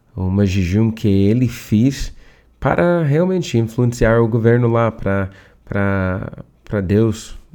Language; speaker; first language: Portuguese; non-native, learner; English